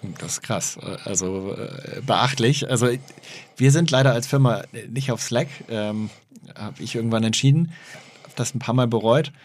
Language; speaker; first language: German; native; German